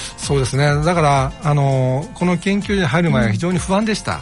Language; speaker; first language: Japanese; native; Japanese